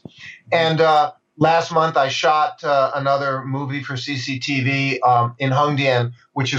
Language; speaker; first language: English; native; English